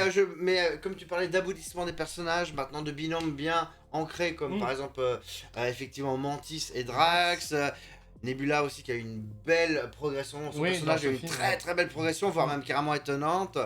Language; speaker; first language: French; native; French